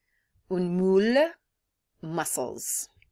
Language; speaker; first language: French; non-native, fluent; English